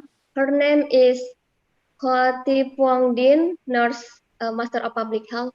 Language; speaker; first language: English; non-native, fluent; Indonesian